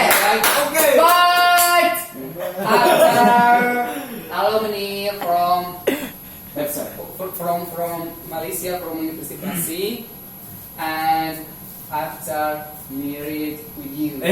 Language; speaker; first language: English; non-native, learner; Indonesian